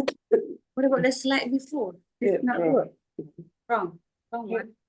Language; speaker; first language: English; non-native, fluent; Indonesian